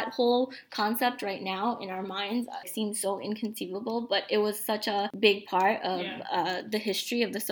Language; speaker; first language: English; early bilingual, other home language; Bangla